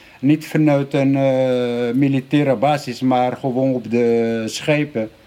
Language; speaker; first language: Dutch; non-native, fluent; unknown